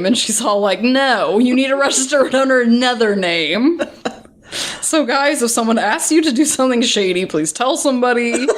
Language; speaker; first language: English; native; English